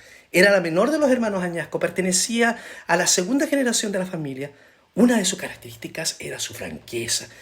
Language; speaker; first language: Spanish; native; Spanish